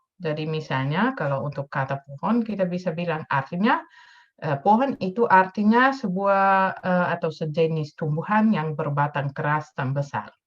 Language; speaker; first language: Indonesian; non-native, fluent; Dutch